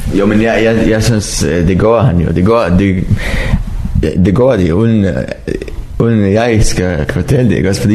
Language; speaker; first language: Danish; non-native, learner; Arabic